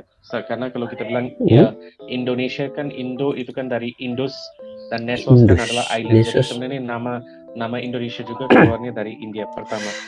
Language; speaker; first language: Indonesian; non-native, fluent; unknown